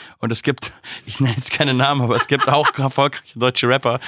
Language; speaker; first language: German; native; German